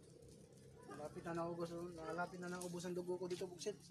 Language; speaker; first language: Filipino; non-native, local second language; Cebuano